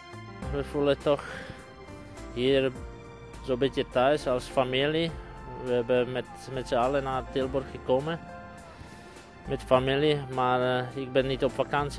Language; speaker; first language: Dutch; non-native, fluent; Czech